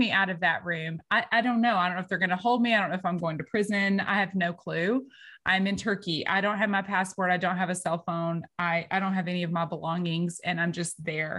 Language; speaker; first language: English; native; English